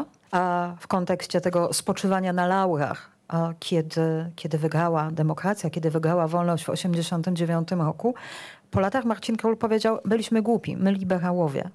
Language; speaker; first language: Polish; native; Polish